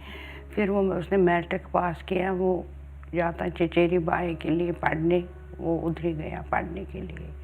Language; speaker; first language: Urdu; non-native, local second language; Kashmiri